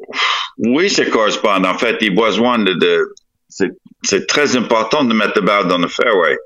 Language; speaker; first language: French; non-native, fluent; English